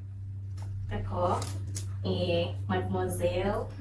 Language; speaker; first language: French; non-native, fluent; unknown